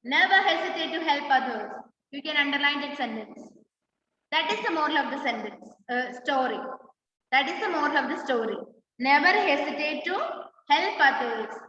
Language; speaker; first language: English; non-native, local second language; Malayalam